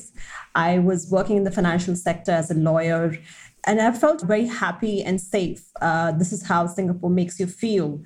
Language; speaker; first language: English; non-native, local second language; Hindi